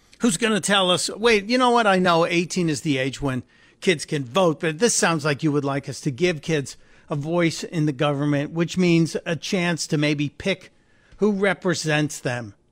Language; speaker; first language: English; native; English